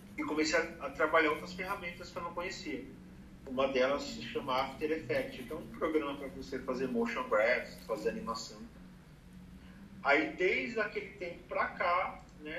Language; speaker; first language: Portuguese; native; Portuguese